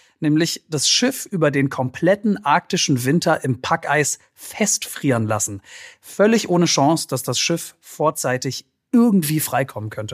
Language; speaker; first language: German; native; German